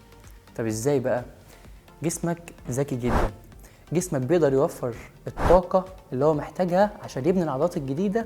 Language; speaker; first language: Arabic; native; Arabic